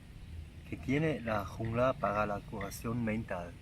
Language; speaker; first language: Spanish; non-native, learner; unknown